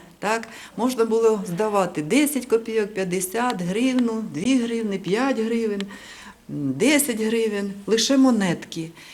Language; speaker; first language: Ukrainian; native; Ukrainian